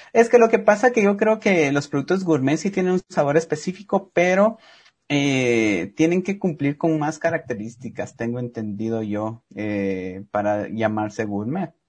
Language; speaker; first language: Spanish; native; Spanish